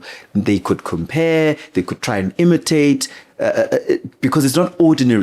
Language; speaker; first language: English; non-native, local second language; Zulu